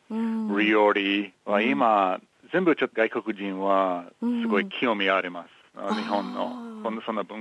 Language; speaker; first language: Japanese; non-native, learner; English